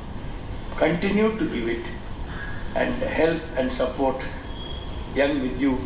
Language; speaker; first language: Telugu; non-native, learner; Tamil